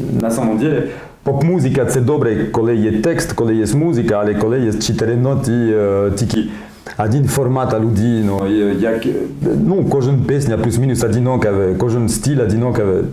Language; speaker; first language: Ukrainian; non-native, learner; French